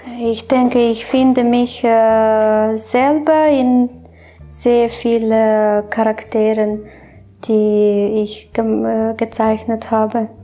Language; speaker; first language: German; non-native, fluent; Romanian